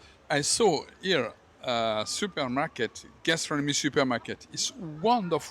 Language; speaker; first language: English; non-native, learner; French